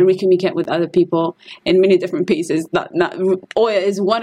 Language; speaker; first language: English; non-native, fluent; Arabic